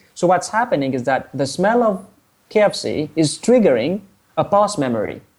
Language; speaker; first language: English; non-native, fluent; Morisyen